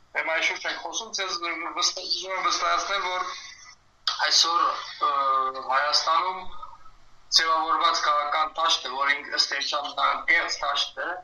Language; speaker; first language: Armenian; early bilingual, heritage; Armenian